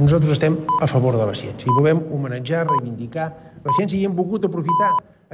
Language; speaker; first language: Catalan; native; Catalan